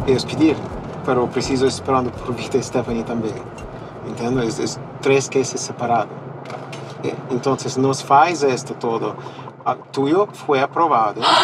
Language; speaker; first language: Portuguese; non-native, learner; Spanish